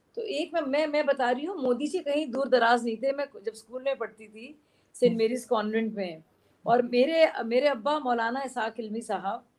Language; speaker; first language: Hindi; native; Hindi